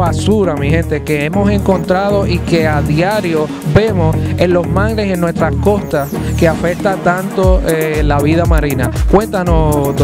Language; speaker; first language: Spanish; native; Spanish